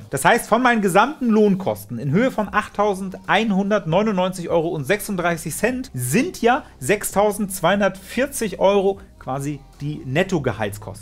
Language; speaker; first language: German; native; German